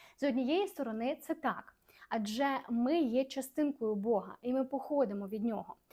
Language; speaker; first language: Ukrainian; non-native, local second language; Russian